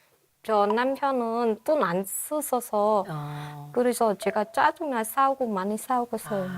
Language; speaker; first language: Korean; non-native, learner; Vietnamese